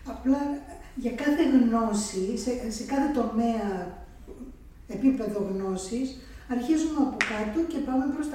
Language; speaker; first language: Greek; native; Greek